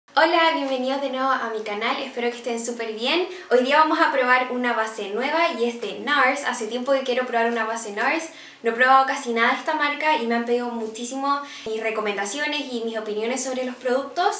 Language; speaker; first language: Spanish; native; Spanish